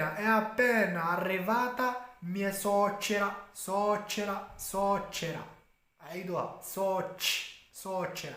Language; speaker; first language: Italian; non-native, fluent; Arabic